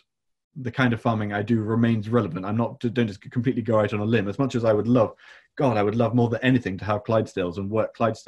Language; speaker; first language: English; native; English